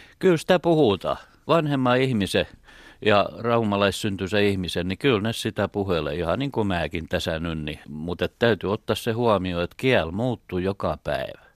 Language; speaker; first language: Finnish; native; Finnish